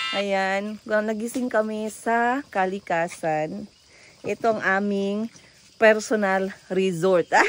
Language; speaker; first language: Filipino; non-native, local second language; Cebuano